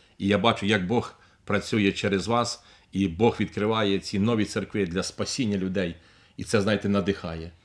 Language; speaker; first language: Ukrainian; native; Ukrainian